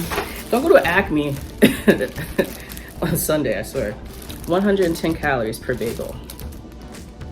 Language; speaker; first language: English; native; English